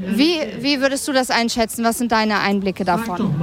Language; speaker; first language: German; native; German